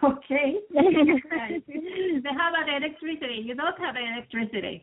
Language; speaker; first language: English; non-native, fluent; Japanese